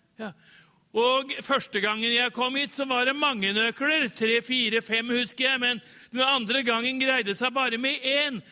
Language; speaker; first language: Norwegian; native; Norwegian